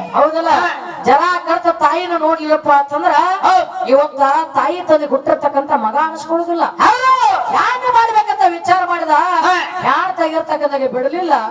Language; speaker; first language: Kannada; native; Kannada